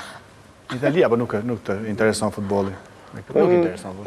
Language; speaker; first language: Albanian; native; Albanian